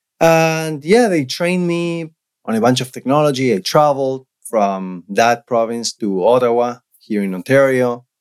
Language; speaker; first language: English; non-native, fluent; Spanish